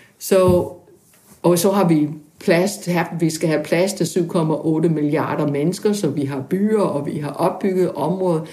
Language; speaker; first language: Danish; non-native, fluent; English